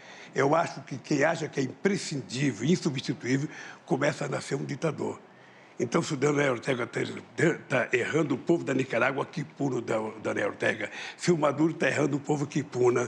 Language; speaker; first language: Portuguese; native; Portuguese